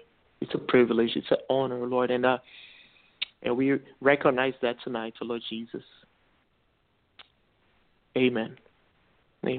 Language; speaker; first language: English; non-native, fluent; Portuguese